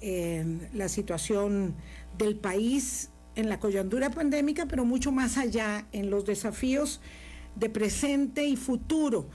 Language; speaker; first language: Spanish; native; Spanish